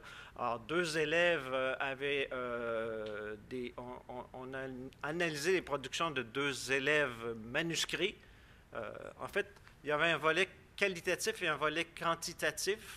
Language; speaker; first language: French; native; French